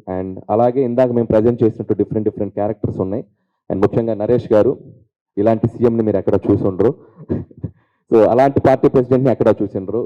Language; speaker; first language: Telugu; native; Telugu